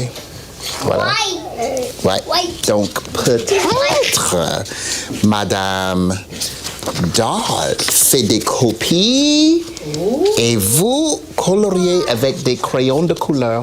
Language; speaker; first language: French; non-native, fluent; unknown